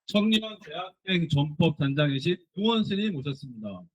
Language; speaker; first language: Korean; native; Korean